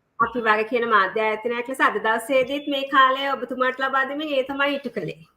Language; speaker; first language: Sinhala; native; Sinhala